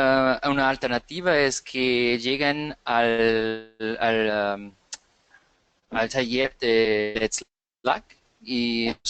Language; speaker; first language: Spanish; non-native, fluent; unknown